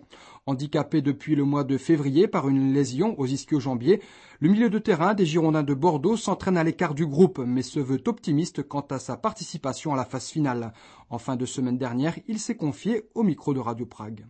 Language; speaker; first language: French; native; French